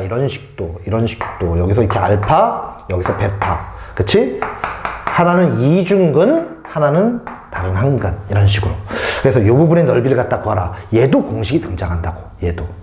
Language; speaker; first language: Korean; native; Korean